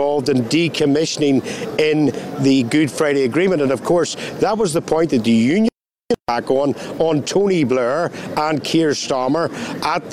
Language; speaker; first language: English; native; English